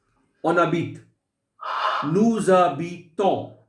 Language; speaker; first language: French; non-native, fluent; Hindi